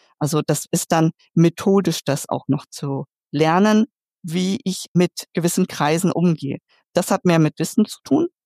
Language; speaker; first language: German; early bilingual, other home language; Vietnamese